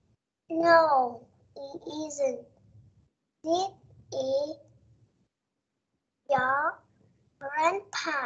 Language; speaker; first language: English; non-native, learner; Vietnamese